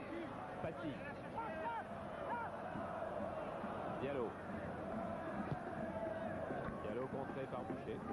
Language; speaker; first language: French; native; French